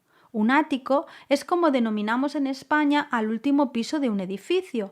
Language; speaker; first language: Spanish; native; Spanish